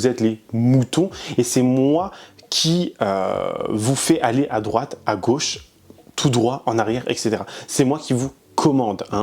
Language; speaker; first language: French; native; French